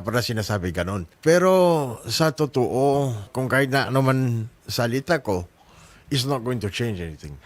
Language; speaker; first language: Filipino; non-native, learner; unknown